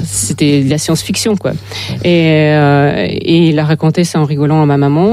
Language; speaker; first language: French; non-native, fluent; Russian